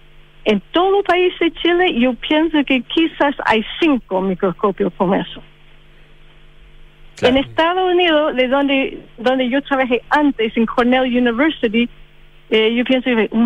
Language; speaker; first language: Spanish; non-native, fluent; English